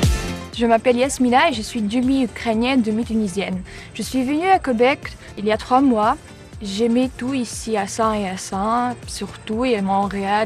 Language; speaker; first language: French; non-native, fluent; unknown